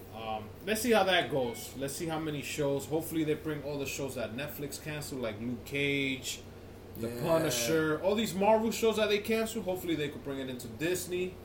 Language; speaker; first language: English; native; English